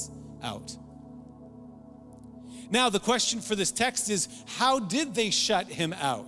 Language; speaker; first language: English; native; English